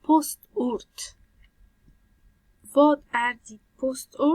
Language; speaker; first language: Swedish; non-native, learner; Persian